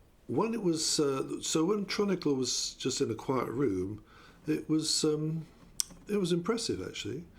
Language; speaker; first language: English; native; English